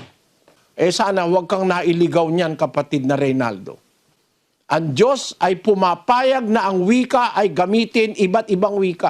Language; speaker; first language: Filipino; native; Filipino